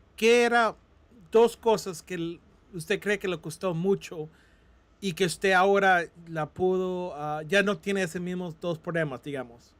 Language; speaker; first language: Spanish; non-native, fluent; English